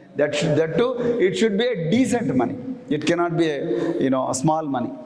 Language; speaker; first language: English; non-native, local second language; Telugu